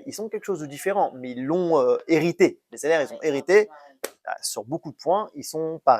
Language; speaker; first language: French; native; French